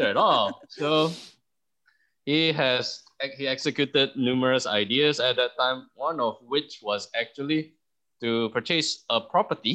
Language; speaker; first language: English; early bilingual, other home language; Indonesian